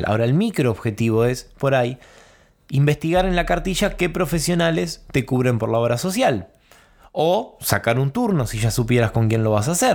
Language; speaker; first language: Spanish; native; Spanish